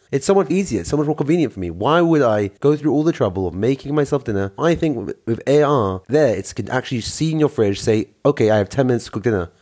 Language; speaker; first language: English; native; English